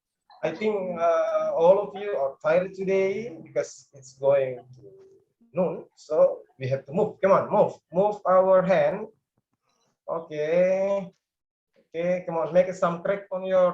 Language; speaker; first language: English; non-native, learner; Indonesian